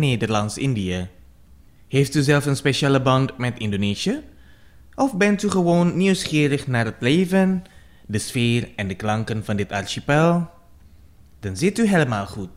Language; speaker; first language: Dutch; non-native, fluent; Indonesian